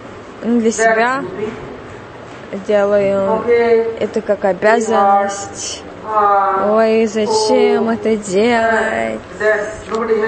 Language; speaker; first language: Russian; native; Russian